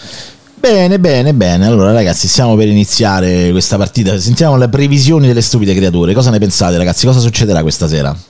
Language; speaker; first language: Italian; native; Italian